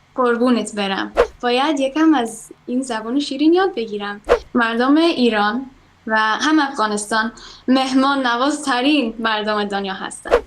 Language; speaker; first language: Persian; non-native, fluent; English